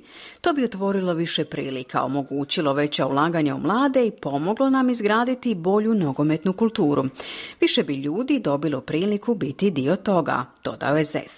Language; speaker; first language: Croatian; native; Croatian